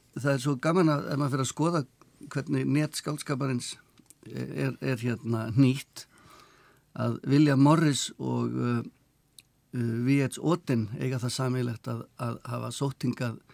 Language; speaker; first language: Icelandic; native; Icelandic